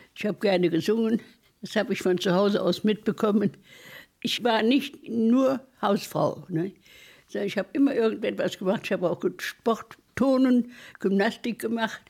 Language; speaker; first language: German; native; German